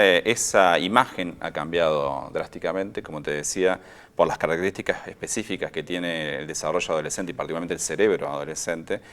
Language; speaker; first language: Spanish; native; Spanish